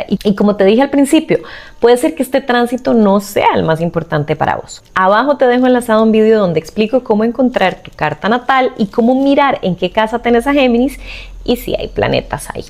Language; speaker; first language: Spanish; native; Spanish